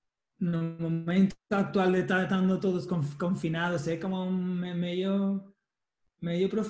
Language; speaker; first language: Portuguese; non-native, fluent; Spanish